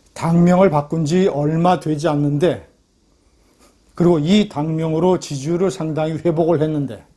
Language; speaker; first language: Korean; native; Korean